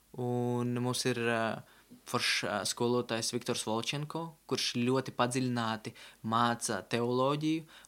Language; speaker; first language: Latvian; non-native, local second language; Russian